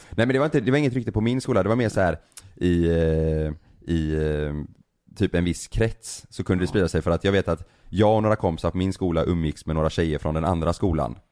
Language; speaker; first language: Swedish; native; Swedish